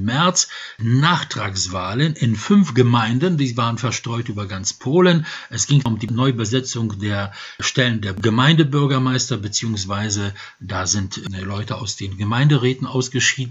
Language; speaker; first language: German; non-native, fluent; Polish